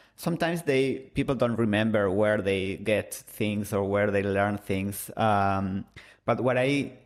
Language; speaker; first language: English; non-native, fluent; Spanish